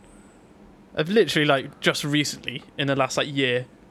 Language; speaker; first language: English; native; English